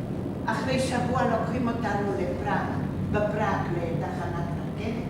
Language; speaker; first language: Hebrew; non-native, fluent; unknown